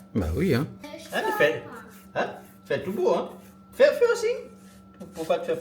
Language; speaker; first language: French; non-native, fluent; Portuguese